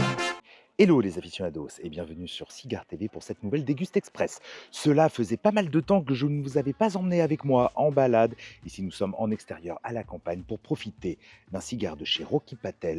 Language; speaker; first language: French; native; French